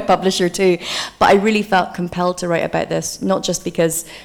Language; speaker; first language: English; native; English